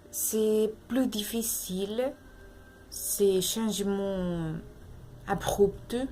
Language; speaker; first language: French; non-native, learner; Spanish